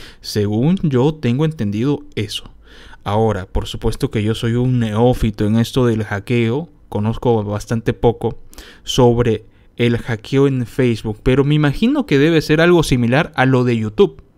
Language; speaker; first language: Spanish; native; Spanish